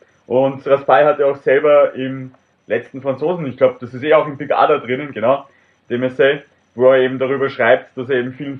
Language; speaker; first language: German; native; German